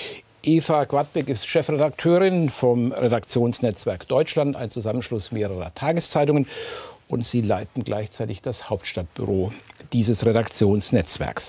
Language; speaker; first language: German; native; German